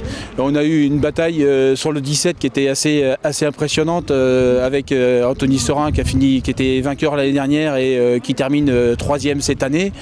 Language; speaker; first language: French; native; French